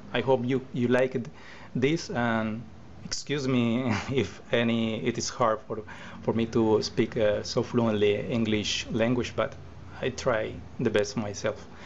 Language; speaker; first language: English; non-native, learner; Spanish